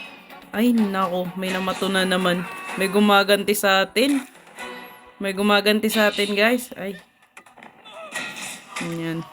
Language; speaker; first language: Filipino; native; Filipino